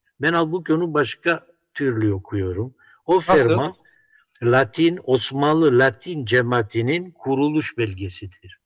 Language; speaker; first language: Turkish; non-native, local second language; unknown